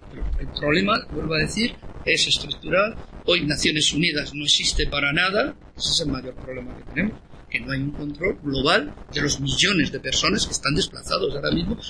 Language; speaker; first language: Spanish; native; Spanish